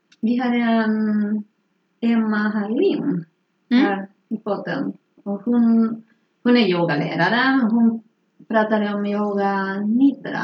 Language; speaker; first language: Swedish; non-native, fluent; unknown